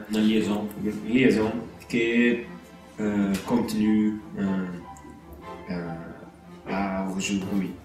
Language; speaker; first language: French; non-native, learner; Portuguese